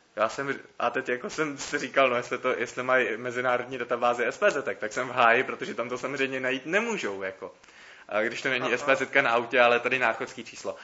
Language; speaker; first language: Czech; native; Czech